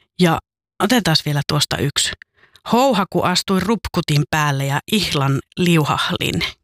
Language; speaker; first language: Finnish; native; Finnish